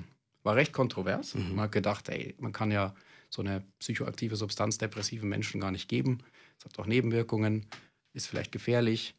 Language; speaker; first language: German; native; German